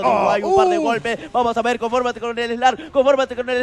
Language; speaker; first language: Spanish; native; Spanish